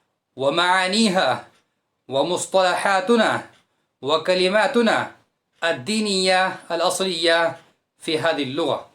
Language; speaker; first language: Arabic; non-native, fluent; Urdu